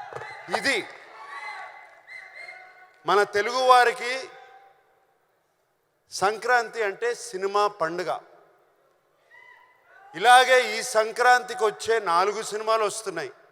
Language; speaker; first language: Telugu; native; Telugu